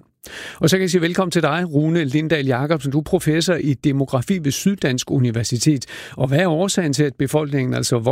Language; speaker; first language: Danish; native; Danish